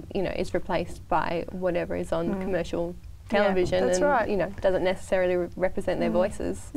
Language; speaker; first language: English; native; English